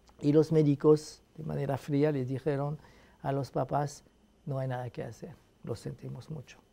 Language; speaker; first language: Spanish; non-native, fluent; Arabic